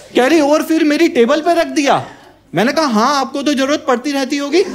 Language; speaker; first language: Hindi; native; Hindi